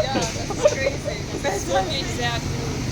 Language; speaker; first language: German; non-native, fluent; French